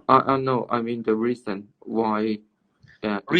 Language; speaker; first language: English; non-native, learner; Cantonese